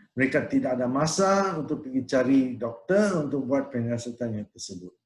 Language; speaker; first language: Malay; non-native, local second language; Tamil